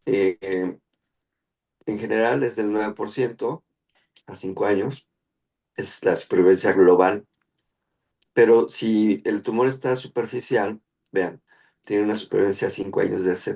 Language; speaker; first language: Spanish; native; Spanish